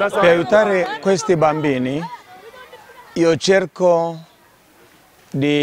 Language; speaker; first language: Italian; non-native, fluent; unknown